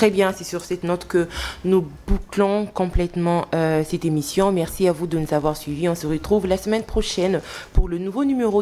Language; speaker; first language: French; non-native, local second language; Lingala